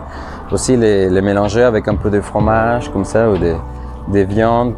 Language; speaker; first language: French; non-native, fluent; Spanish